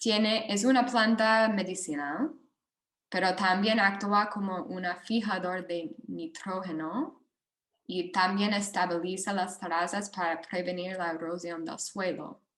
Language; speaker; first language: Spanish; non-native, fluent; English